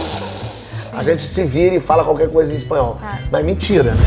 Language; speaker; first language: Portuguese; native; Portuguese